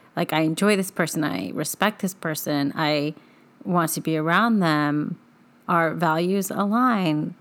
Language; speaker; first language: English; native; English